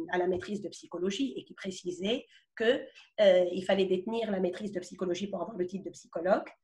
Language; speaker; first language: French; non-native, local second language; Arabic